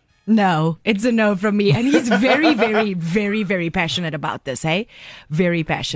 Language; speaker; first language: English; native; English